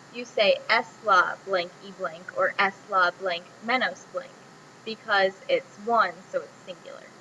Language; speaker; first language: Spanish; non-native, learner; English